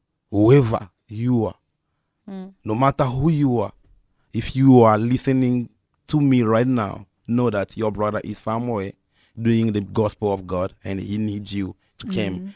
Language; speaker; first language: English; non-native, fluent; Lingala